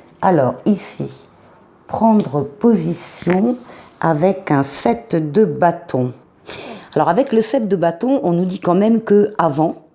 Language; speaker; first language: French; native; French